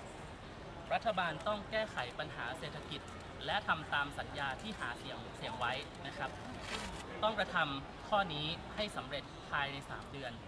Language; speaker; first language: Thai; native; Thai